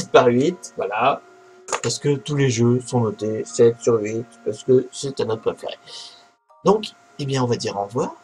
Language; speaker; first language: French; native; French